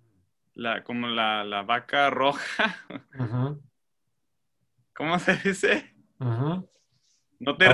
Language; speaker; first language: Spanish; non-native, fluent; English